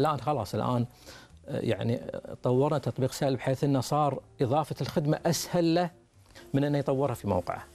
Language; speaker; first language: Arabic; native; Arabic